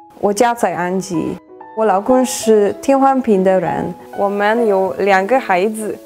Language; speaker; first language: Chinese; non-native, learner; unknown